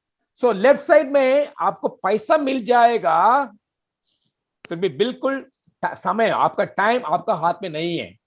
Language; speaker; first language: Hindi; non-native, fluent; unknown